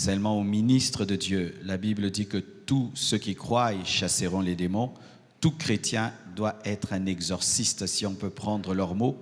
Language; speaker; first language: French; non-native, local second language; Lingala